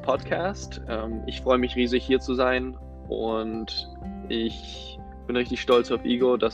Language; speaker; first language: English; non-native, fluent; German